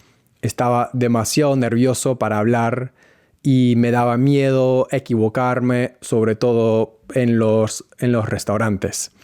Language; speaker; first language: Spanish; non-native, fluent; English